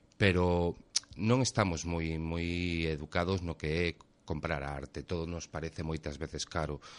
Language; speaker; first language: Galician; native; Galician